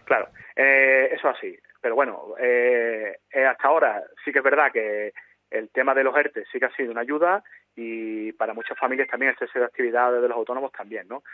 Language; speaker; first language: Spanish; native; Spanish